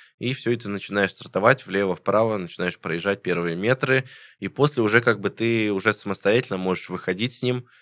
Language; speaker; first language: Russian; native; Russian